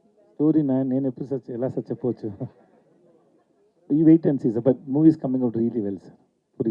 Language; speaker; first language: Telugu; non-native, learner; Tamil